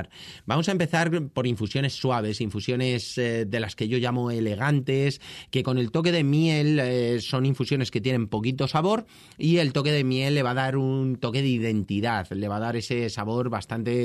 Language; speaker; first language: Spanish; native; Spanish